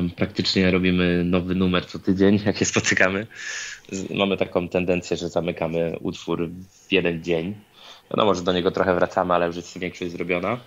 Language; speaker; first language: Polish; native; Polish